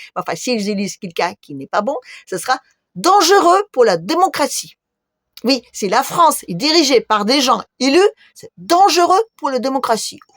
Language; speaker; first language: French; non-native, fluent; Russian